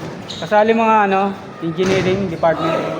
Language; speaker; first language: Filipino; native; Filipino